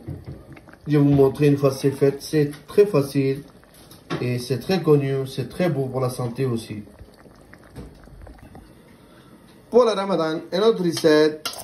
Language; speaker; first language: French; non-native, learner; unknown